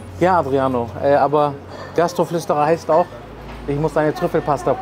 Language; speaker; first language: German; native; German